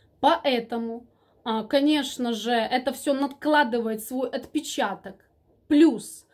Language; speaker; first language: Russian; native; Russian